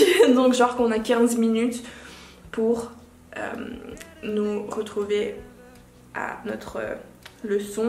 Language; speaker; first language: French; non-native, fluent; Finnish